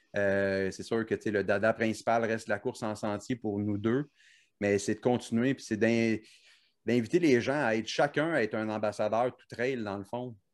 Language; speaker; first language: French; native; French